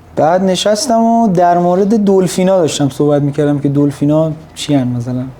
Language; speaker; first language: Persian; native; Persian